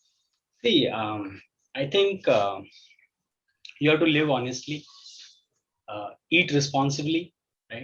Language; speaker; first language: English; non-native, local second language; Hindi